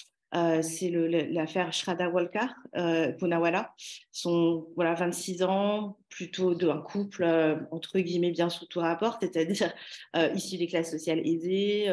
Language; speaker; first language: French; native; French